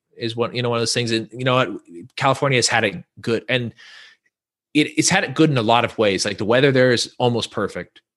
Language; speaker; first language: English; native; English